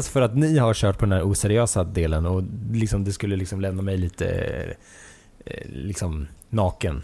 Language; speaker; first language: Swedish; native; Swedish